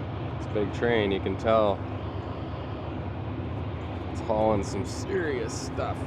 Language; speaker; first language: English; native; English